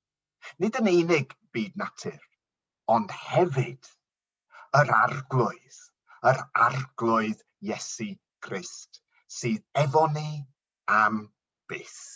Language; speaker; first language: Welsh; non-native, local second language; English